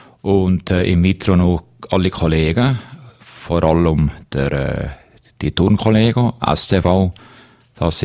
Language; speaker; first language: German; native; German